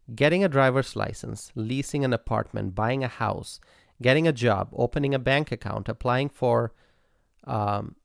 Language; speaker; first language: English; non-native, local second language; Bangla